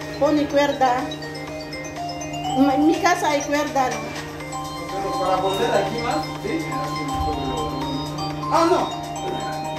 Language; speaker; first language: Spanish; non-native, learner; Filipino